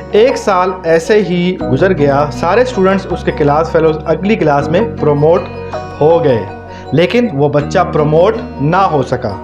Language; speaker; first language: Urdu; native; Urdu